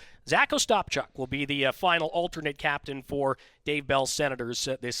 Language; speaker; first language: English; native; English